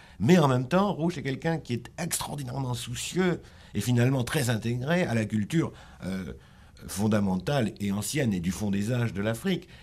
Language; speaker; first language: French; native; French